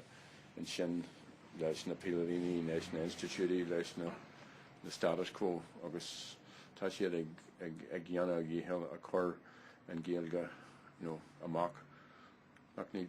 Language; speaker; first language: Irish; non-native, learner; English